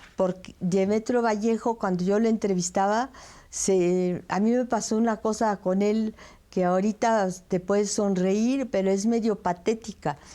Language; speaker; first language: Spanish; early bilingual, other home language; French